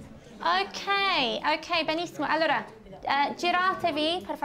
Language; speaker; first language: Italian; non-native, fluent; English